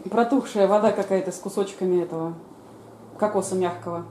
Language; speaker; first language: Russian; native; Russian